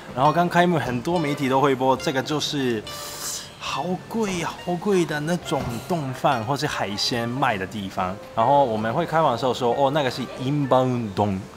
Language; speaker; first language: Chinese; non-native, fluent; Japanese